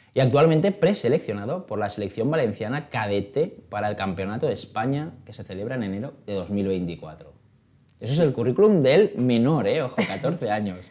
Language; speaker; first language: Spanish; native; Spanish